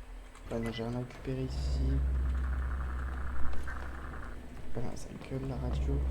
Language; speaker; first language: French; native; French